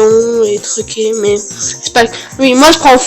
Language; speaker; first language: French; early bilingual, other home language; Romanian